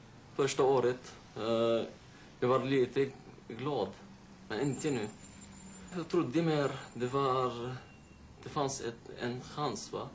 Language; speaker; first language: Swedish; non-native, learner; Arabic